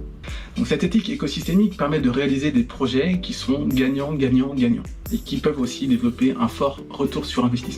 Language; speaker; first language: French; native; French